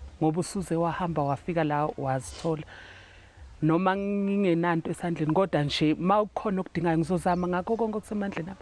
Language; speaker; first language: Zulu; native; Zulu